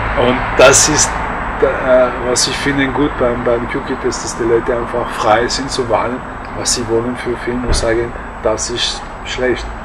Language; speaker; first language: German; non-native, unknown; French